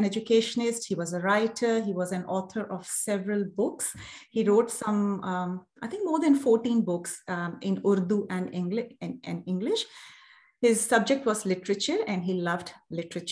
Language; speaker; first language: English; non-native, local second language; Urdu